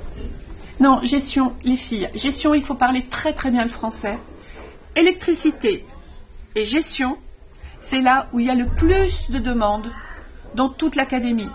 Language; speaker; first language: French; native; French